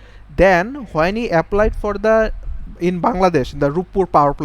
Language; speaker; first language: English; non-native, fluent; Bangla